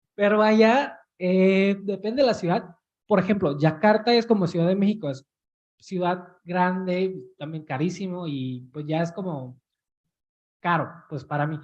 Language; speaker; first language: Spanish; early bilingual, heritage; Spanish